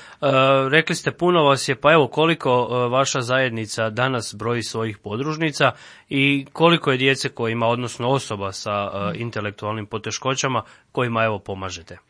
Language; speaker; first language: Serbian; native; Serbian